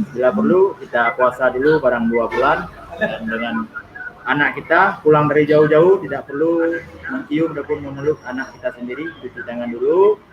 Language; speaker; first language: Indonesian; non-native, local second language; Achinese